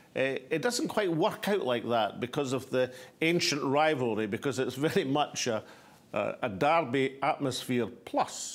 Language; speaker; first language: English; native; English